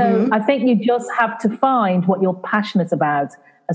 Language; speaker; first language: English; native; English